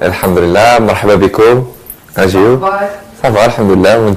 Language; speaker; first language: Arabic; native; Arabic